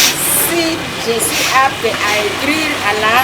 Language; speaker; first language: French; non-native, learner; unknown